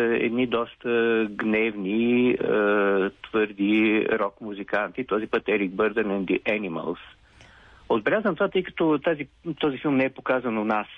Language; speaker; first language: Bulgarian; native; Bulgarian